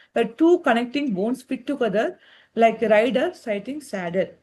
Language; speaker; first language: English; non-native, local second language; Tamil